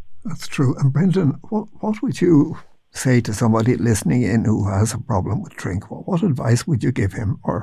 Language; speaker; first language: English; native; English